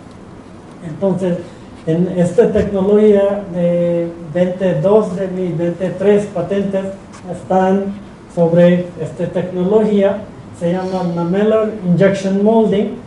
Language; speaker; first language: Spanish; non-native, fluent; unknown